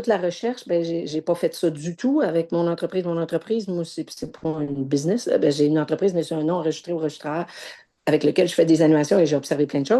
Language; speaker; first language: French; native; French